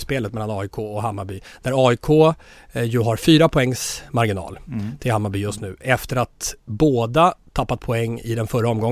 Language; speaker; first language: Swedish; native; Swedish